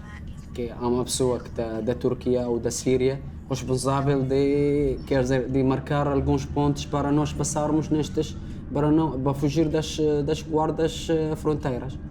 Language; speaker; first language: Portuguese; non-native, learner; Arabic